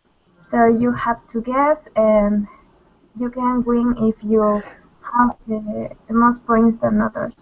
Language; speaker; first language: English; non-native, learner; Spanish